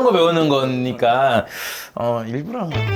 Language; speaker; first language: Korean; early bilingual, other home language; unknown